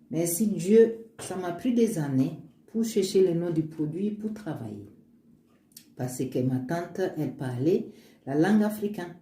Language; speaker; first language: French; non-native, learner; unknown